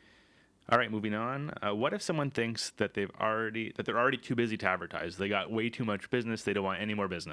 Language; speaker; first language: English; native; English